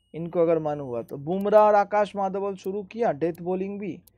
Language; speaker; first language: Hindi; non-native, local second language; Bangla